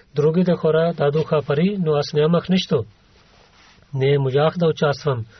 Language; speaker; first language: Bulgarian; non-native, learner; Urdu